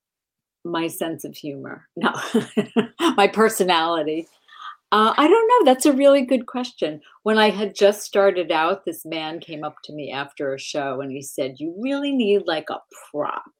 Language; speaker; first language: English; native; English